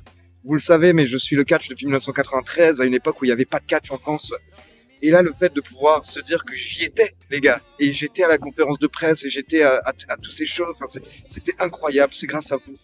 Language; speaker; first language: French; native; French